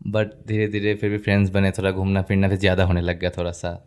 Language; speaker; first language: Hindi; non-native, local second language; Bangla